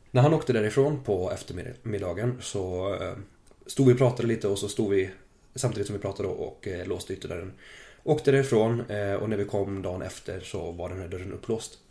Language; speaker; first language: Swedish; early bilingual, other home language; German